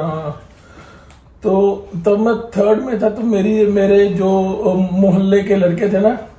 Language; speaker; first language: Hindi; non-native, local second language; Punjabi